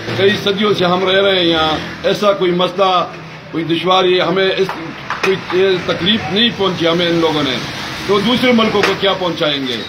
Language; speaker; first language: Urdu; non-native, local second language; Pashto